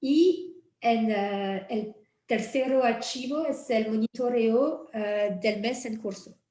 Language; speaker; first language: Spanish; non-native, fluent; French